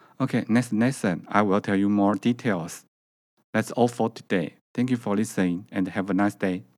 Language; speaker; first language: English; non-native, learner; Chinese